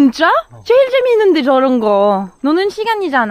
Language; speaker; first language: Korean; non-native, fluent; French